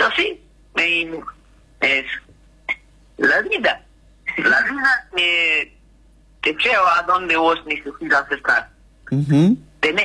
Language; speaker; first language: Spanish; non-native, learner; Russian